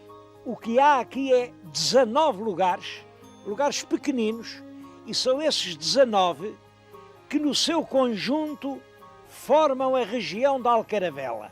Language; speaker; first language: Portuguese; native; Portuguese